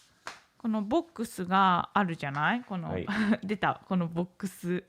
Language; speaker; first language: Japanese; non-native, learner; English